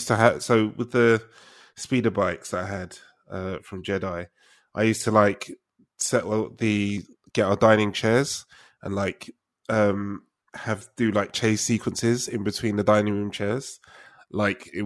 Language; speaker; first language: English; native; English